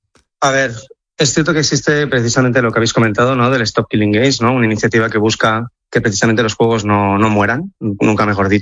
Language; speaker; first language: Spanish; native; Spanish